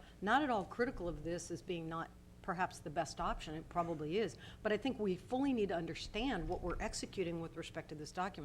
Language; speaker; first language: English; native; English